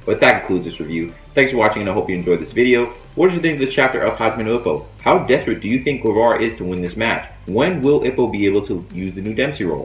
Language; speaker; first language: English; native; English